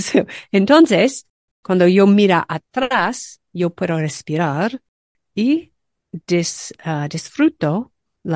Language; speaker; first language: Spanish; non-native, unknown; English